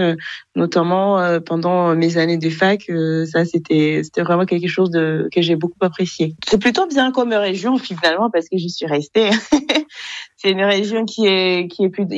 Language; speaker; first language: French; non-native, local second language; Kinyarwanda